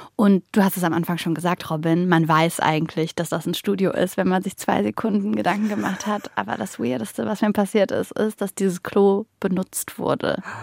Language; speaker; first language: German; early bilingual, other home language; Bulgarian